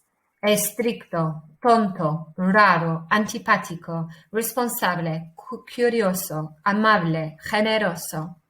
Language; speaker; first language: Spanish; non-native, fluent; English